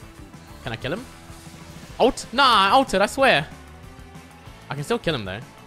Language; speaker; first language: English; native; English